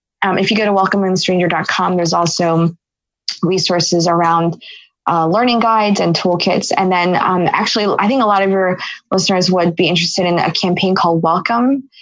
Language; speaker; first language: English; native; English